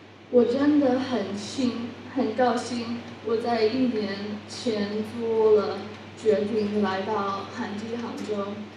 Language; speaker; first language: Chinese; early bilingual, other home language; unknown